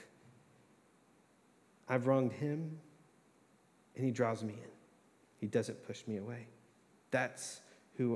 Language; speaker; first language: English; native; English